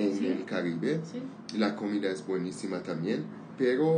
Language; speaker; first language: Spanish; non-native, learner; Armenian